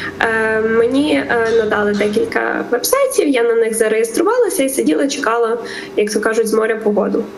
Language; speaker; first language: Ukrainian; native; Ukrainian